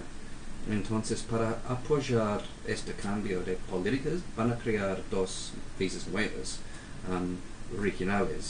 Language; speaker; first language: Spanish; non-native, fluent; English